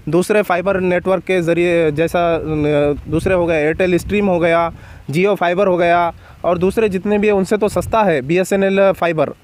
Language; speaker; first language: Hindi; non-native, local second language; Marathi